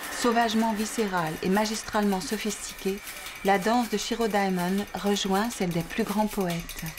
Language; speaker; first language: French; native; French